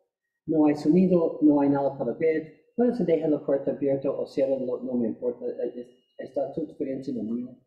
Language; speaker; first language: Spanish; non-native, fluent; English